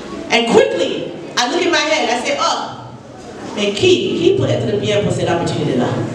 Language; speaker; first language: French; non-native, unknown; English